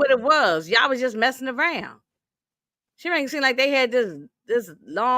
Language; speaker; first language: English; native; English